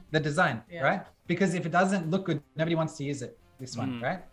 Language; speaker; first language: Indonesian; non-native, fluent; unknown